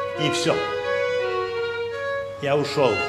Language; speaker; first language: Russian; non-native, fluent; Lithuanian